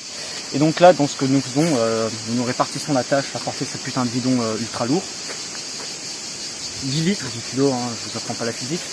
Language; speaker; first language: French; native; French